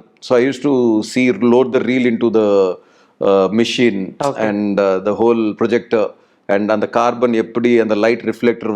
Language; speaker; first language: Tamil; non-native, learner; Telugu